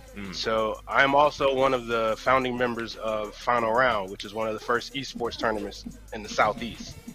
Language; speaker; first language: English; native; English